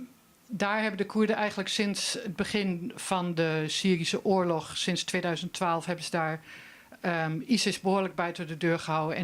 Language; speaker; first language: Dutch; native; Dutch